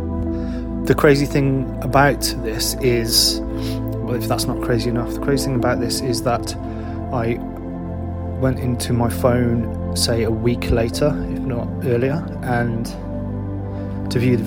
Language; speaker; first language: English; native; English